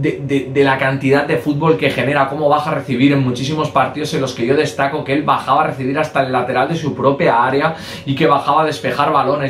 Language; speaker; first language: Spanish; native; Spanish